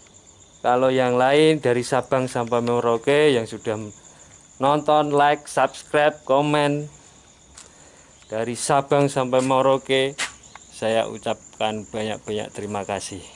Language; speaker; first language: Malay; non-native, local second language; Javanese